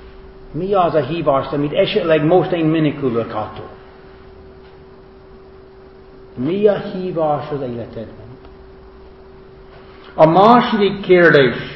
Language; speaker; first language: Hungarian; non-native, fluent; English